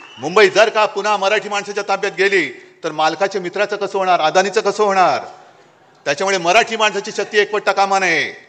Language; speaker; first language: Marathi; native; Marathi